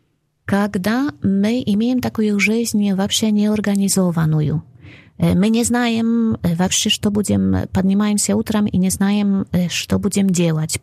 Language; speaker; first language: Russian; non-native, fluent; Polish